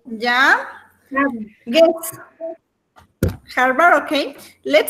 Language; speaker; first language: English; non-native, learner; Spanish